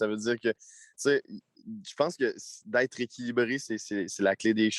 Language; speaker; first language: French; native; French